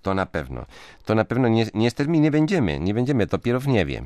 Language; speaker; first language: Polish; non-native, fluent; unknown